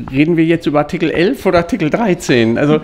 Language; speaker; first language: German; native; German